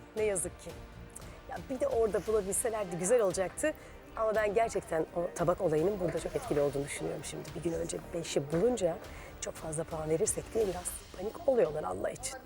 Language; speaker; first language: Turkish; native; Turkish